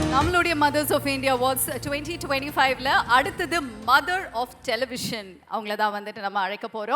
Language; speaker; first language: Tamil; native; Tamil